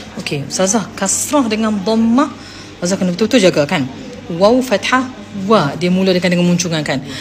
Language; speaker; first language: Malay; native; Malay